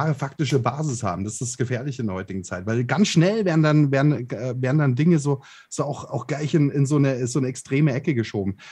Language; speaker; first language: German; native; German